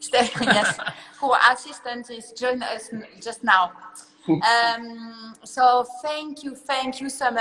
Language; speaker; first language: English; non-native, learner; French